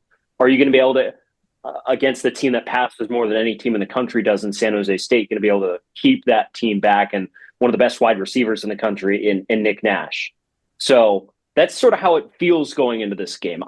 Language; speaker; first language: English; native; English